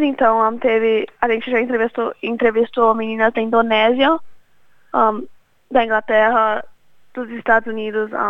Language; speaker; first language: Portuguese; early bilingual, other home language; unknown